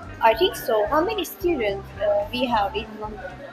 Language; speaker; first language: English; non-native, learner; Turkish